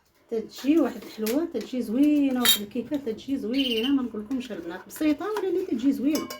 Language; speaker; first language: Arabic; native; Arabic